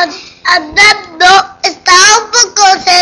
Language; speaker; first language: Spanish; early bilingual, other home language; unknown